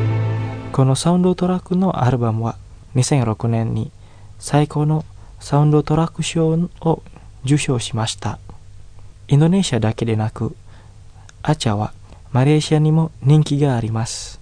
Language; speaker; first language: Japanese; non-native, fluent; Indonesian